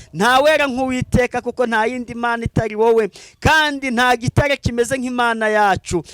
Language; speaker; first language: Kinyarwanda; native; Kinyarwanda